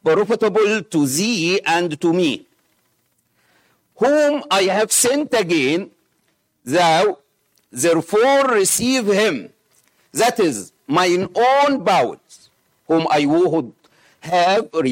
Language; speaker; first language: English; non-native, fluent; Arabic